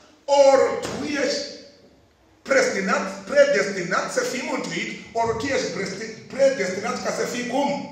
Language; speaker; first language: Romanian; non-native, fluent; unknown